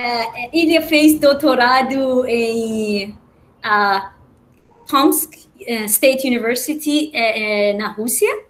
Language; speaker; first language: Portuguese; non-native, fluent; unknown